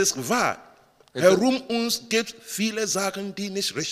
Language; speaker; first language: German; non-native, learner; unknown